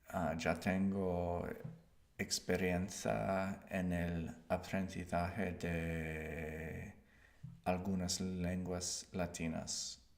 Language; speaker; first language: Spanish; non-native, learner; English